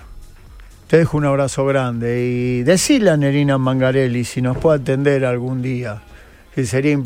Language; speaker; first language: Spanish; native; Spanish